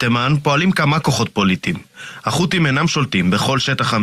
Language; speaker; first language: Hebrew; native; Hebrew